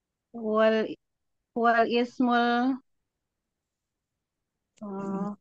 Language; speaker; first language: Arabic; non-native, learner; Indonesian